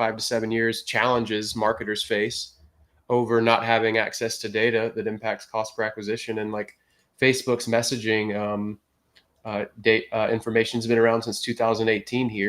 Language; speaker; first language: English; native; English